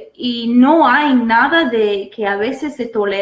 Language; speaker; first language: Spanish; non-native, fluent; English